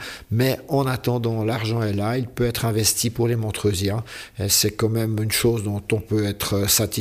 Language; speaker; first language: French; native; French